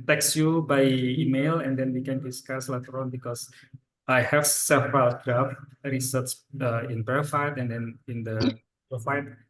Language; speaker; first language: English; non-native, fluent; Indonesian